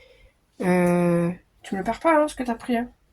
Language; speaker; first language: French; native; French